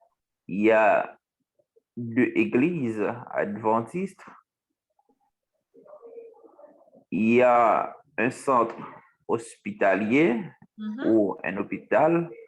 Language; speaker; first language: French; non-native, learner; Spanish